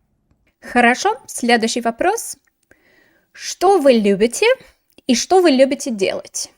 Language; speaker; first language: Russian; non-native, fluent; English